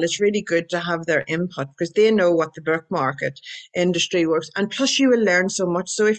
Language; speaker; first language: English; native; English